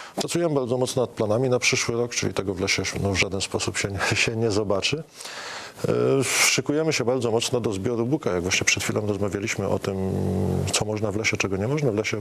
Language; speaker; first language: Polish; native; Polish